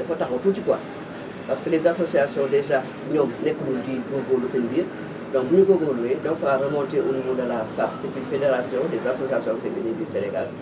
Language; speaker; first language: Wolof; native; Wolof